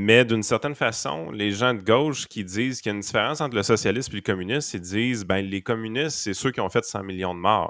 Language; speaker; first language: French; native; French